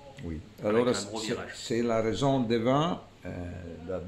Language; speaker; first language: French; non-native, fluent; Italian